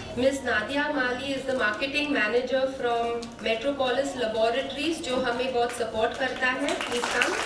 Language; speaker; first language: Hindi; non-native, local second language; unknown